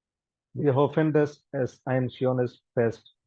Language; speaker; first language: German; non-native, fluent; Hindi